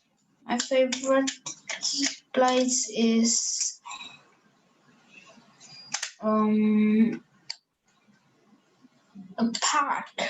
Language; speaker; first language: English; non-native, learner; Vietnamese